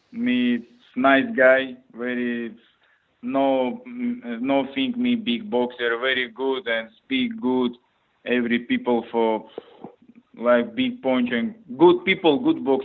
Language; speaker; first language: English; non-native, learner; Russian